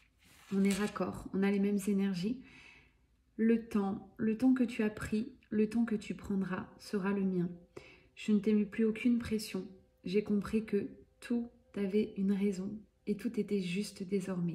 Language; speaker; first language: French; native; French